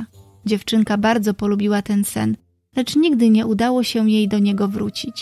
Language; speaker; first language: Polish; native; Polish